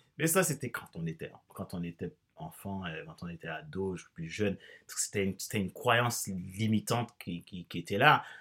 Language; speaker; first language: French; non-native, local second language; Haitian Creole